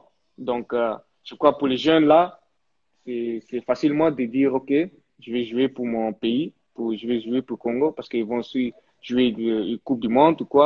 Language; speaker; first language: French; early bilingual, heritage; French